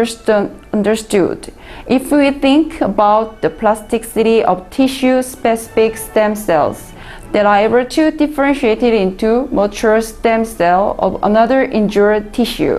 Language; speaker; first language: English; non-native, learner; Korean